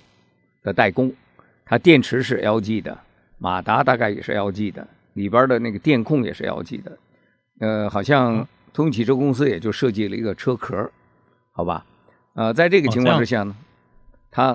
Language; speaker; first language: Chinese; native; Chinese